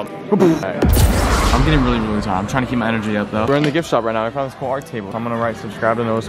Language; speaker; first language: English; native; English